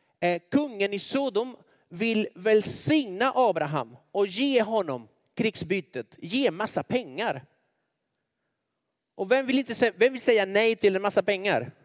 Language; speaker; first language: Swedish; non-native, fluent; Spanish